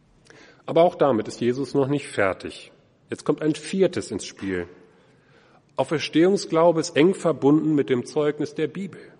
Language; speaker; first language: German; native; German